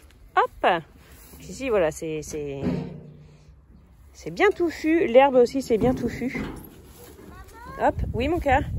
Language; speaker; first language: French; native; French